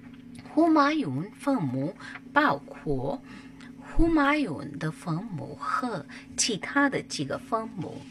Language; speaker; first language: Chinese; non-native, learner; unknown